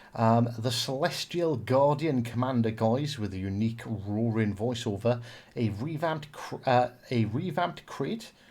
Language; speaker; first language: English; native; English